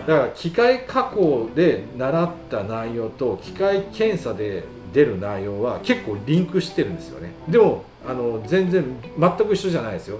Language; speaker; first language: Japanese; native; Japanese